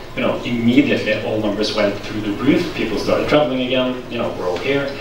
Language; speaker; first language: English; non-native, fluent; Norwegian